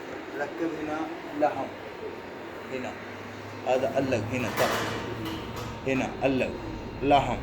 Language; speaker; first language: Arabic; non-native, learner; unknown